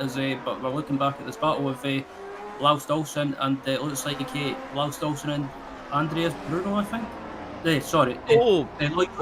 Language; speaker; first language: English; native; English